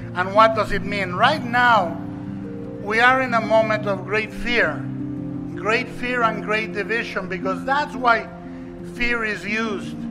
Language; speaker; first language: English; non-native, fluent; Spanish